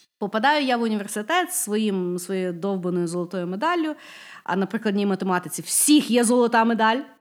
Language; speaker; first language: Ukrainian; non-native, local second language; Russian